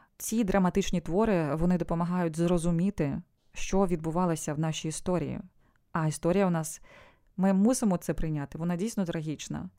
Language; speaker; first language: Ukrainian; non-native, local second language; Russian